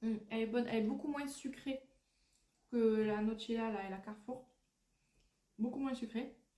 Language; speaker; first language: French; native; French